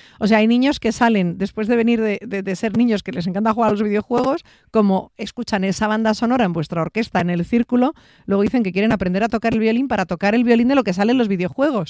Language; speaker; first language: Spanish; native; Spanish